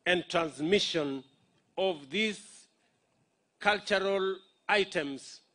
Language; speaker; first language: English; non-native, local second language; Kalenjin